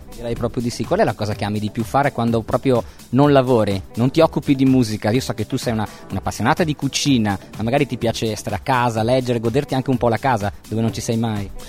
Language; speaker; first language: Italian; native; Italian